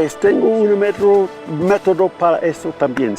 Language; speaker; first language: Spanish; non-native, fluent; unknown